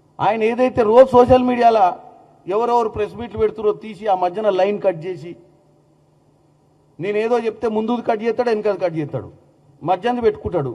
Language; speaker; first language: Telugu; native; Telugu